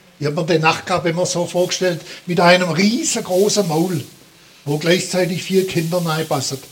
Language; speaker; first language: German; native; German